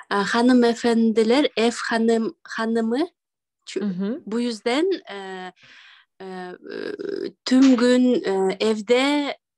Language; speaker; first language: Turkish; non-native, learner; Kyrgyz